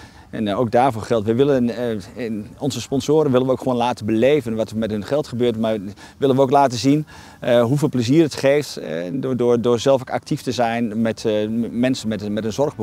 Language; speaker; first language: Dutch; native; Dutch